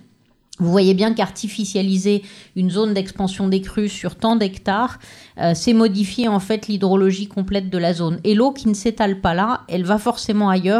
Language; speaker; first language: French; native; French